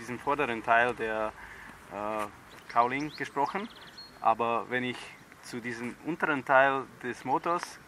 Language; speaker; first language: German; non-native, fluent; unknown